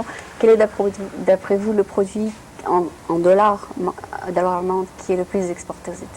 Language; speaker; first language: French; native; French